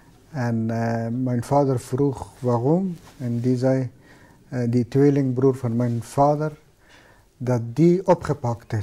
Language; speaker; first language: Dutch; non-native, fluent; Persian